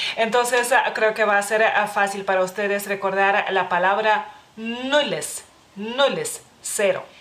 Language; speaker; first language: Spanish; non-native, fluent; Lithuanian